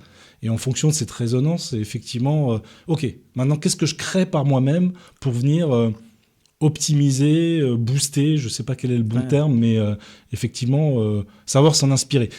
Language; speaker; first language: French; native; French